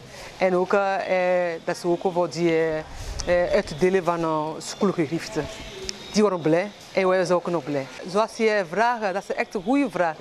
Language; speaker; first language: Dutch; non-native, learner; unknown